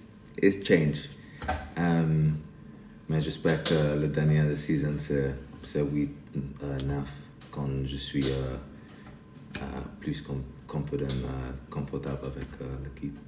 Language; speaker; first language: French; non-native, learner; English